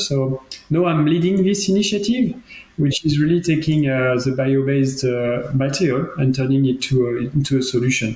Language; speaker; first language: English; non-native, fluent; French